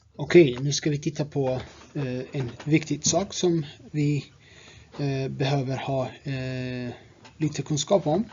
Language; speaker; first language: Swedish; non-native, fluent; Tigrinya